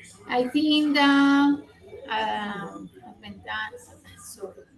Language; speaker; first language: English; non-native, learner; Spanish